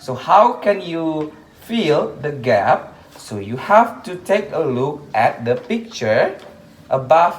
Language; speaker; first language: English; non-native, learner; Indonesian